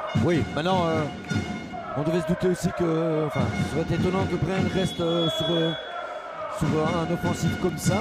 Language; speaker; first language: French; native; French